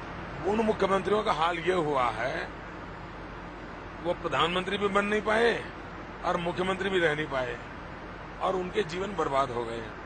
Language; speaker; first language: Hindi; non-native, local second language; Gujarati